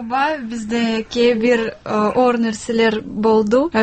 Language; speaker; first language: Kyrgyz; non-native, fluent; Russian